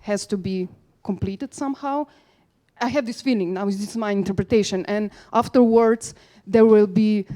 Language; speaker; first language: English; non-native, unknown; Slovenian